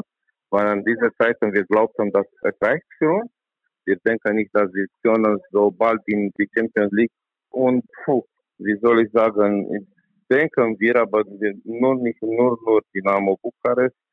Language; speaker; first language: German; non-native, learner; Romanian